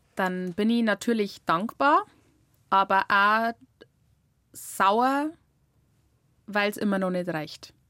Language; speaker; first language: German; native; German